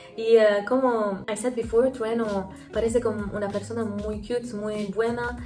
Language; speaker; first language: Spanish; non-native, learner; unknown